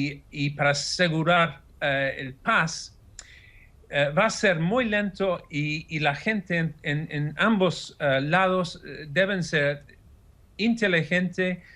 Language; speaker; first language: Spanish; non-native, fluent; English